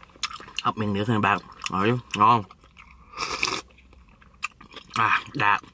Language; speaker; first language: Vietnamese; early bilingual, heritage; Vietnamese